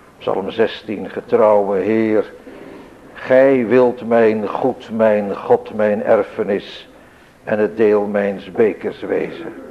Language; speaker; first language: Dutch; native; Dutch